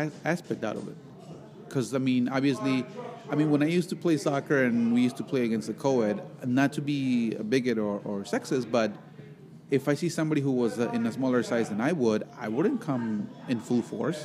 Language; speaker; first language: English; non-native, fluent; Spanish